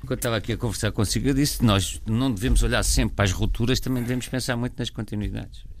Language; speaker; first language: Portuguese; native; Portuguese